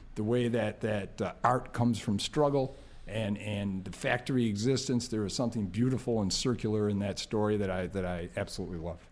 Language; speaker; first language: English; native; English